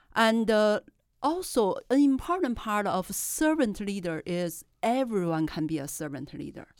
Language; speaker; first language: English; non-native, fluent; Chinese